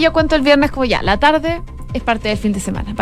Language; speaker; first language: Spanish; native; Spanish